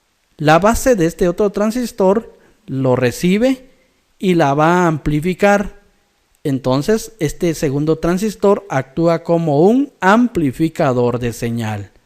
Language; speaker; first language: Spanish; native; Spanish